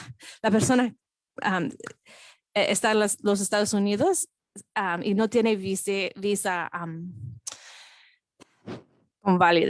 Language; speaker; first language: Spanish; non-native, fluent; English